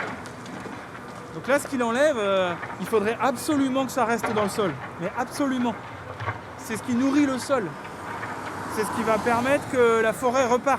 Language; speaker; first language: French; native; French